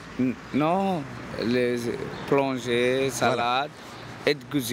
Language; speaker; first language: French; non-native, learner; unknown